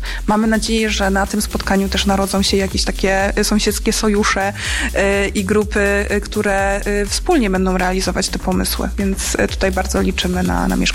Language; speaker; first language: Polish; native; Polish